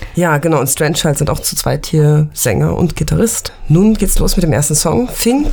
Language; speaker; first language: German; native; German